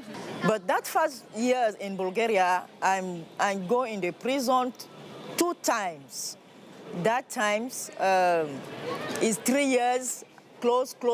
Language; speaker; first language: English; non-native, learner; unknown